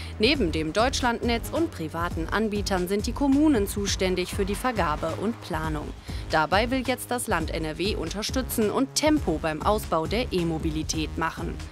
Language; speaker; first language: German; native; German